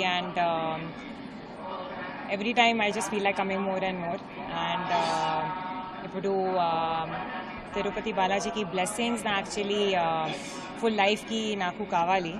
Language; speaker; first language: Telugu; non-native, learner; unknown